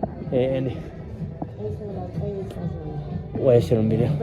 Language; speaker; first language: Spanish; non-native, learner; English